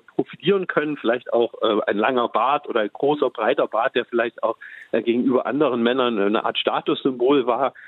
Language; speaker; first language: German; native; German